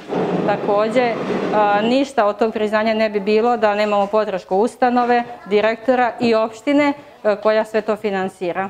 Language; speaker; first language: Serbian; native; Serbian